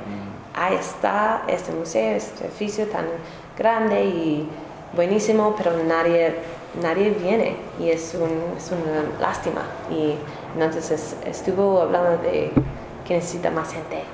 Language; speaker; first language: Spanish; non-native, learner; English